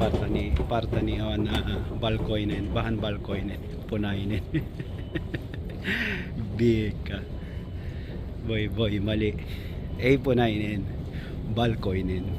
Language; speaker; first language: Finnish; non-native, learner; Filipino